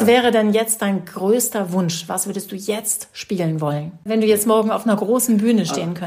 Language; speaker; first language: German; native; German